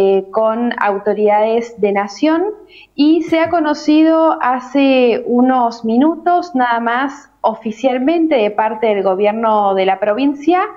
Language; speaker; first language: Spanish; native; Spanish